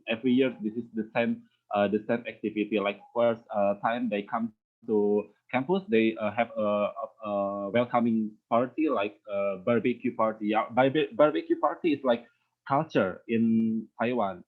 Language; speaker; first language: English; non-native, learner; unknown